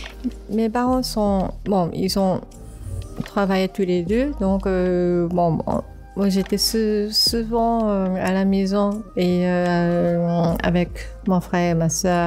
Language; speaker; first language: French; non-native, fluent; Japanese